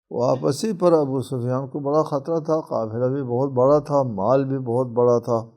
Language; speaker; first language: Urdu; non-native, local second language; Balti